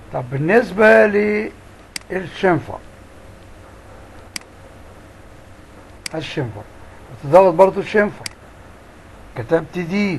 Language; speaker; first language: Arabic; native; Arabic